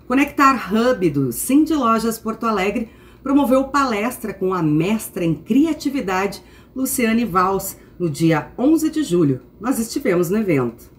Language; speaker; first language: Portuguese; native; Portuguese